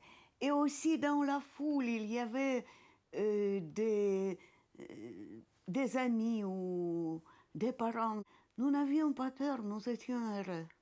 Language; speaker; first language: French; non-native, fluent; Russian